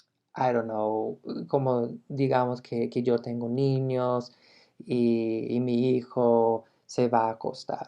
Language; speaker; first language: Spanish; non-native, fluent; English